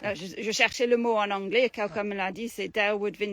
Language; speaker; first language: French; non-native, fluent; English